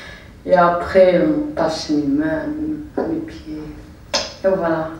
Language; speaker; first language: French; non-native, learner; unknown